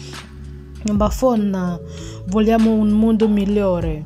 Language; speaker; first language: Italian; non-native, learner; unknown